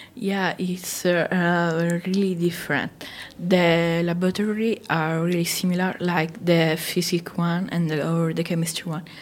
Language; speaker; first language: English; non-native, learner; Italian